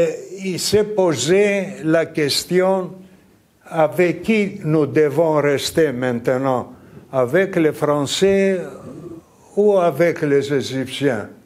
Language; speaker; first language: French; non-native, fluent; Greek